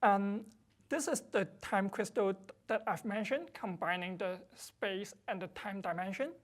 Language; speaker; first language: English; non-native, fluent; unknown